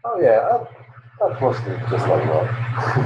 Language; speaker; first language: English; non-native, learner; Polish